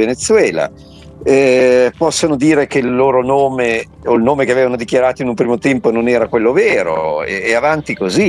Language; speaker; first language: Italian; native; Italian